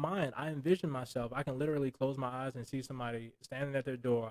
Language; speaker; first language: English; native; English